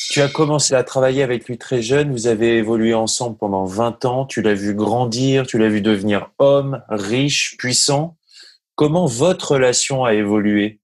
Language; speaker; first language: French; native; French